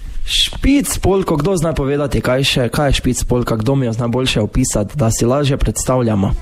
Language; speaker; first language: Slovenian; native; Slovenian